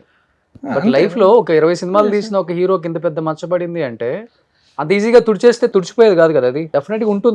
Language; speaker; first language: Telugu; native; Telugu